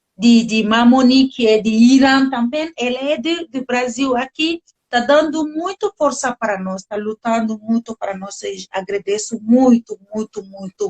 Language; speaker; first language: Portuguese; non-native, learner; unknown